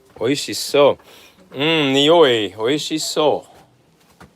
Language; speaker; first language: Japanese; non-native, learner; English